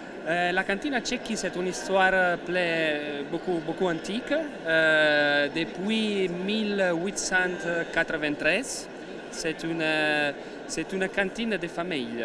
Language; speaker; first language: French; non-native, learner; Italian